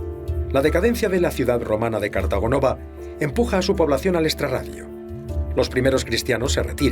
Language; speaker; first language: Spanish; native; Spanish